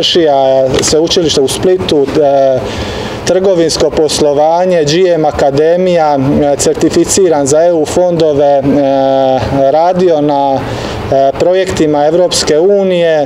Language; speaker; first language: Serbian; native; Serbian